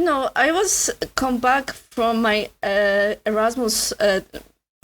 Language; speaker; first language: English; non-native, learner; Polish